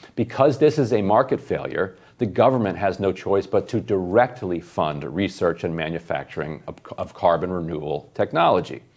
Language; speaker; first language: English; native; English